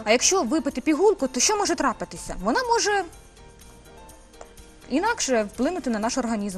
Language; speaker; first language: Ukrainian; native; Ukrainian